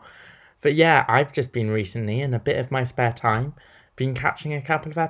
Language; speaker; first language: English; native; English